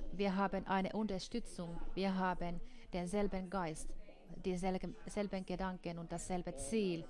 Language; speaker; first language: German; non-native, fluent; Finnish